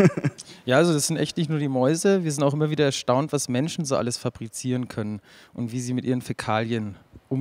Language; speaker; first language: German; native; German